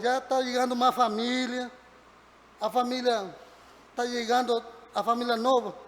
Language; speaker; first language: Portuguese; non-native, learner; Spanish